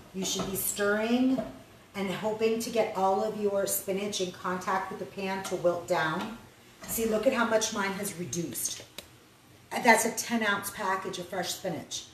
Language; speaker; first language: English; native; English